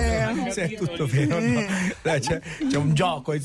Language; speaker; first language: Italian; native; Italian